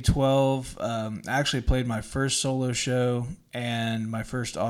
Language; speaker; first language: English; native; English